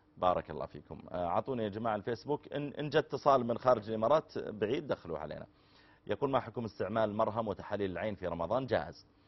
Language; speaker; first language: Arabic; native; Arabic